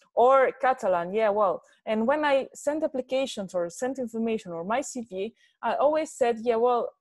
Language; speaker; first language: English; non-native, fluent; Spanish